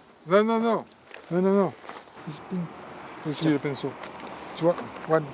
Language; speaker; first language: French; native; French